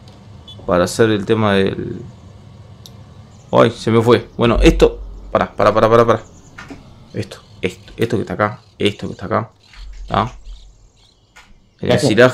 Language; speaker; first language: Spanish; native; Spanish